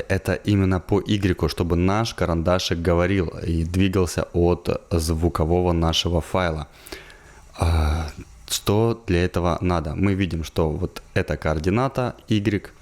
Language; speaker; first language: Russian; native; Russian